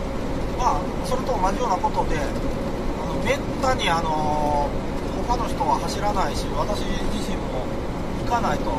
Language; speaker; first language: Japanese; native; Japanese